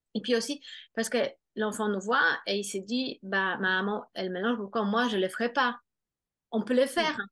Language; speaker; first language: French; non-native, fluent; Polish